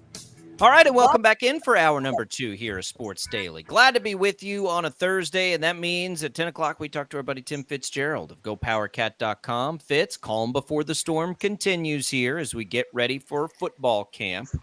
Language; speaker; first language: English; native; English